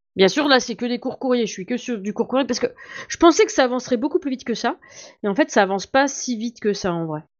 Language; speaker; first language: French; native; French